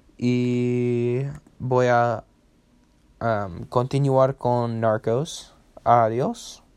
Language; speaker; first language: Spanish; non-native, learner; English